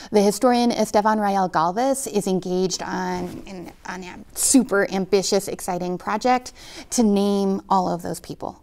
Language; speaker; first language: English; native; English